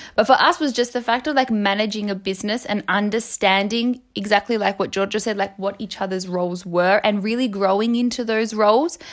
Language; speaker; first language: English; native; English